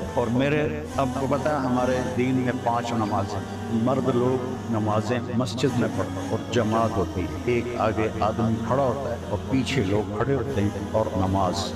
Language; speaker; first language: Urdu; non-native, local second language; Punjabi